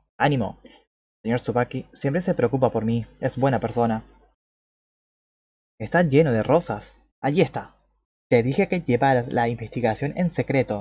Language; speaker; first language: Spanish; native; Spanish